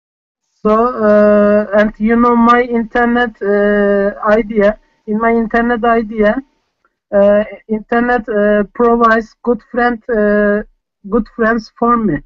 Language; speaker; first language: English; non-native, fluent; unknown